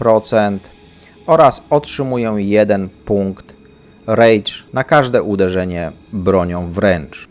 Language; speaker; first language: Polish; native; Polish